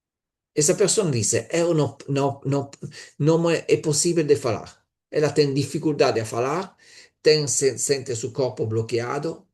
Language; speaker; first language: Spanish; non-native, learner; Italian